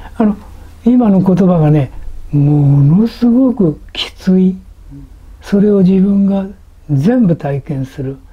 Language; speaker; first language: Japanese; native; Japanese